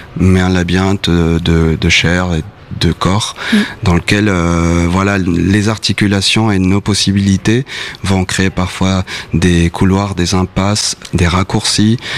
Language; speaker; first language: French; non-native, fluent; Spanish